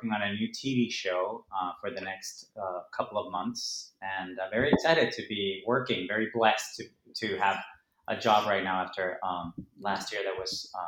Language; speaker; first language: English; non-native, fluent; Spanish